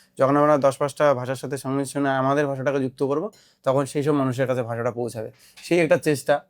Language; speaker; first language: Bangla; non-native, local second language; Rangpuri